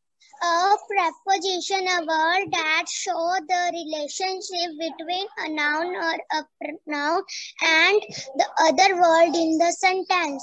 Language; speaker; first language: English; non-native, learner; Hindi